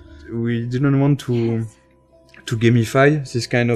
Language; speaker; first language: English; non-native, fluent; French